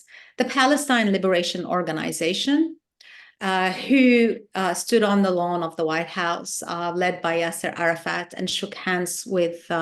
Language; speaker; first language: English; non-native, fluent; Arabic